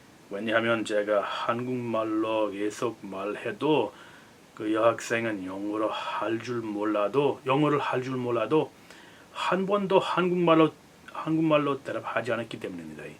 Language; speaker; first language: Korean; non-native, fluent; English